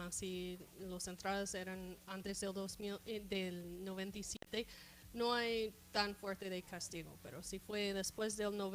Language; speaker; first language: Spanish; non-native, fluent; English